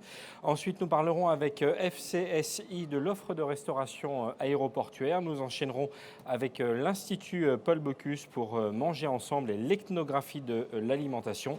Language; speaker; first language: French; native; French